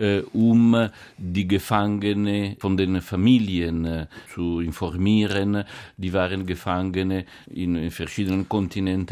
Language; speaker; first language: German; non-native, fluent; Italian